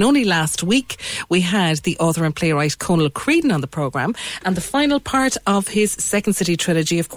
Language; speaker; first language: English; native; English